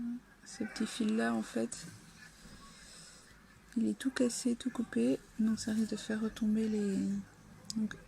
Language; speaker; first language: French; native; French